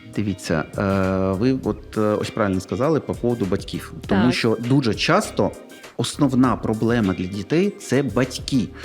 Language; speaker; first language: Ukrainian; native; Ukrainian